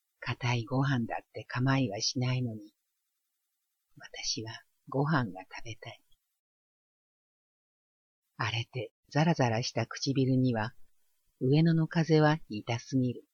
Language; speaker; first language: Japanese; native; Japanese